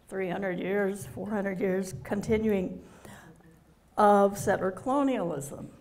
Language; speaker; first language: English; native; English